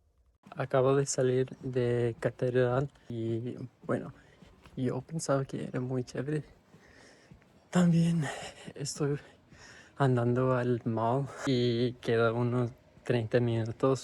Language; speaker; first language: Spanish; non-native, fluent; English